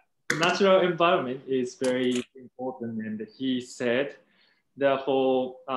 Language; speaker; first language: English; non-native, fluent; Japanese